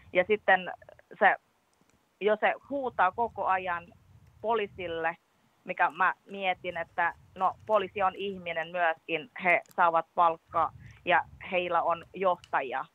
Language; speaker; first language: Finnish; non-native, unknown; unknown